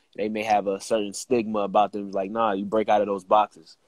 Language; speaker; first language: English; native; English